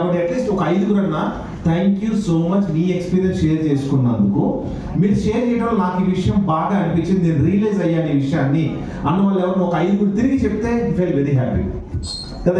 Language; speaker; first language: Telugu; native; Telugu